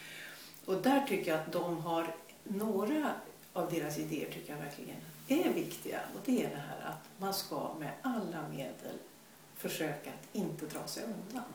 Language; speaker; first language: Swedish; native; Swedish